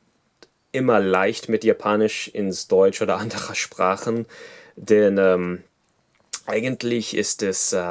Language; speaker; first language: German; non-native, fluent; English